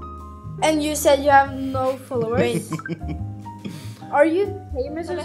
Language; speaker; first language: English; non-native, learner; Norwegian